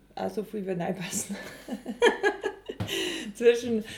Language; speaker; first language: German; native; German